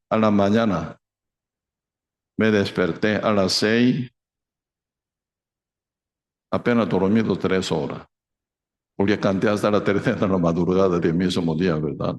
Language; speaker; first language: Spanish; non-native, fluent; Korean